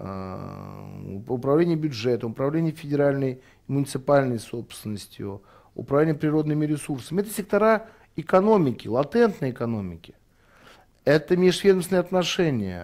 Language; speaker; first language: Russian; native; Russian